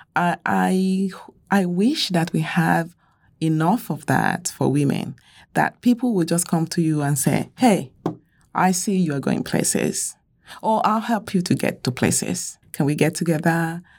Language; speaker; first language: English; non-native, local second language; Yoruba